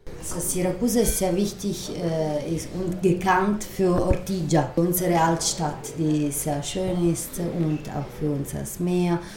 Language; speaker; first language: German; non-native, learner; Italian